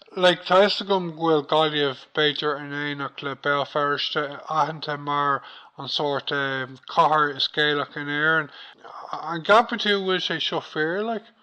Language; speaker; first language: Irish; non-native, local second language; English